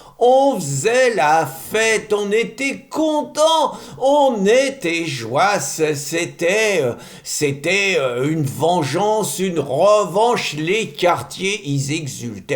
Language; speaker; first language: French; native; French